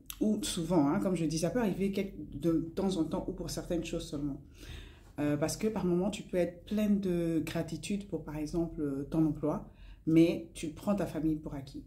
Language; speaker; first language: French; non-native, local second language; Lingala